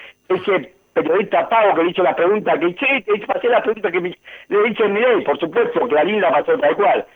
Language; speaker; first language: Spanish; native; Spanish